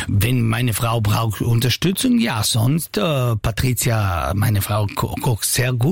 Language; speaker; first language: German; non-native, fluent; Italian